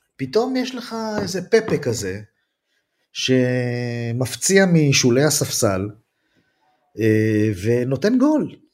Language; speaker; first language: Hebrew; native; Hebrew